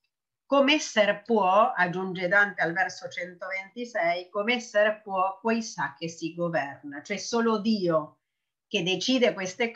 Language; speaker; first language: Italian; non-native, fluent; Spanish